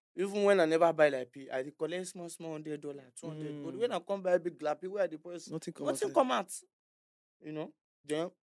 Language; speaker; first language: English; non-native, local second language; Yoruba